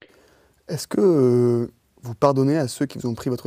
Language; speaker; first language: French; native; French